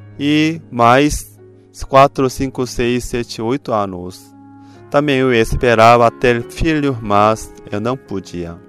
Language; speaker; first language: Portuguese; non-native, fluent; Korean